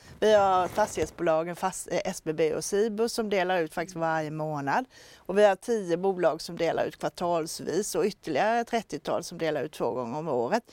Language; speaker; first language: Swedish; native; Swedish